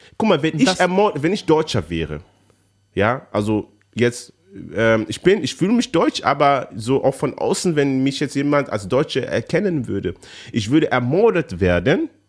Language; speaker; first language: German; early bilingual, other home language; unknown